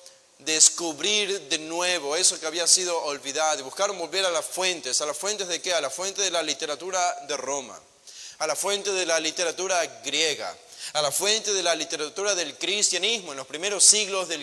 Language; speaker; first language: Spanish; native; Spanish